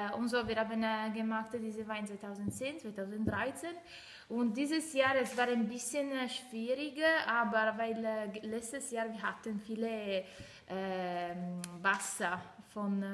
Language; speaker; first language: German; non-native, learner; Italian